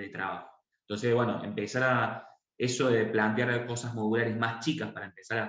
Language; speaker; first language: Spanish; native; Spanish